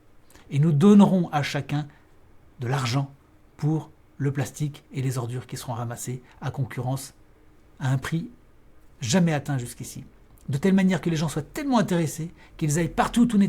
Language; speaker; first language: French; native; French